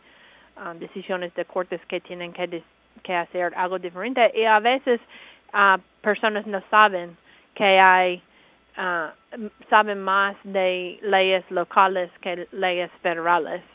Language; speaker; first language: Spanish; non-native, learner; English